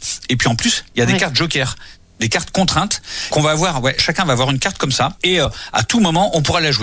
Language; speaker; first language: French; native; French